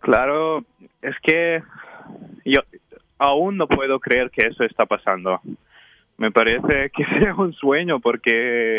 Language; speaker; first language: Spanish; non-native, fluent; Ukrainian